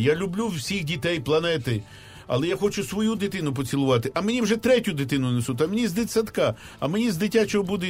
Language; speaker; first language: Ukrainian; native; Ukrainian